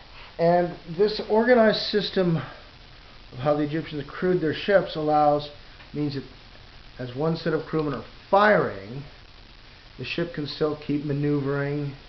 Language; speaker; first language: English; native; English